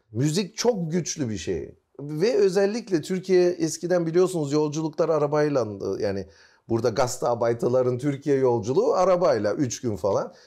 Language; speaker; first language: Turkish; early bilingual, heritage; Turkish